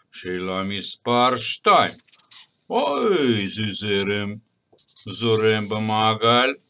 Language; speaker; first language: Hebrew; non-native, fluent; Russian